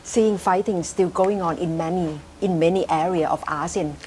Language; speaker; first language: English; non-native, fluent; Thai